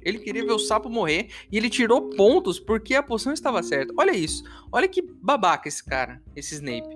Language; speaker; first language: Portuguese; native; Portuguese